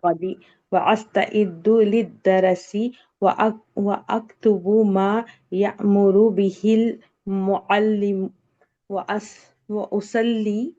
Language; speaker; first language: Arabic; non-native, learner; Urdu